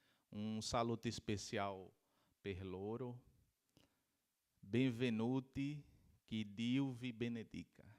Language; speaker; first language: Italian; non-native, learner; Portuguese